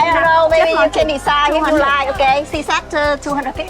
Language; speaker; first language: English; non-native, learner; Vietnamese